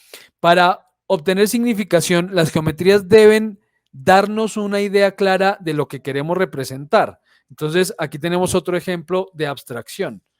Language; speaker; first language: Spanish; native; Spanish